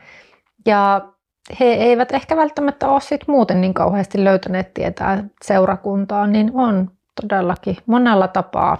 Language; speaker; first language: Finnish; native; Finnish